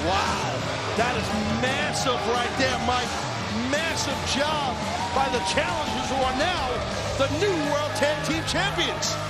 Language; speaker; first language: English; native; English